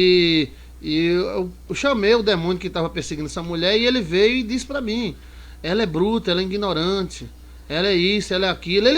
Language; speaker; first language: Portuguese; native; Portuguese